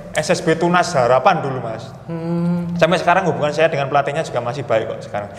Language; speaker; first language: Indonesian; native; Indonesian